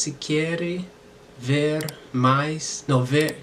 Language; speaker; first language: Portuguese; non-native, learner; English